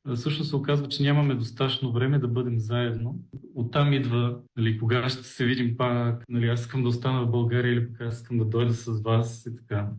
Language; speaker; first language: Bulgarian; native; Bulgarian